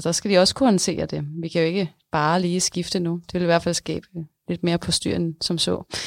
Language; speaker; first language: Danish; native; Danish